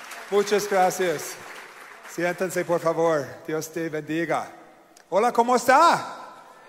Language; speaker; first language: Spanish; non-native, learner; English